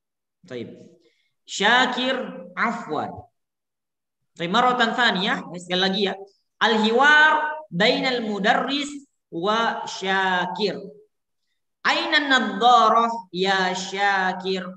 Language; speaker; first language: Arabic; non-native, fluent; Indonesian